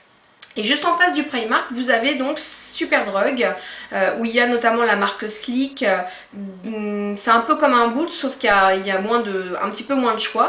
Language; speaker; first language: French; native; French